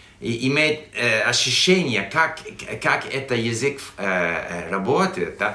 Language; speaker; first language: Russian; non-native, fluent; English